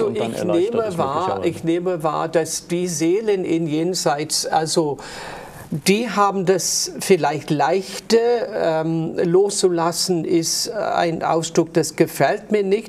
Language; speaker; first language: German; non-native, fluent; English